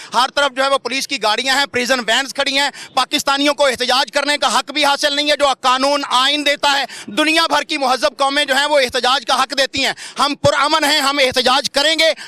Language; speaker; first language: Urdu; non-native, local second language; Punjabi